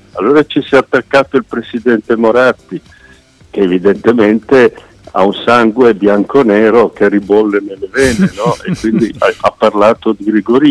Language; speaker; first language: Italian; native; Italian